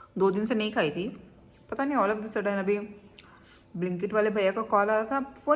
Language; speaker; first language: Hindi; non-native, local second language; Kannada